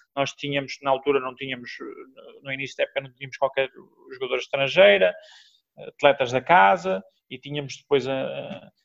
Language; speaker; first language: Portuguese; native; Portuguese